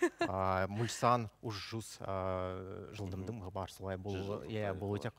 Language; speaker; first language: Kazakh; non-native, local second language; Russian